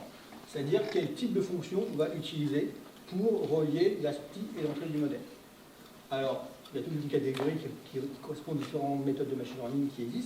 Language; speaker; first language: French; native; French